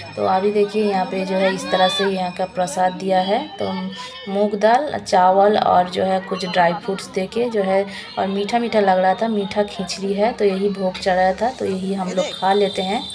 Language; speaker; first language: Hindi; non-native, local second language; Odia